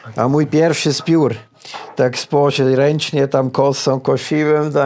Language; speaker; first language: Polish; non-native, fluent; Swiss German